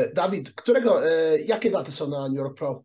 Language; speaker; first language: Polish; early bilingual, heritage; Polish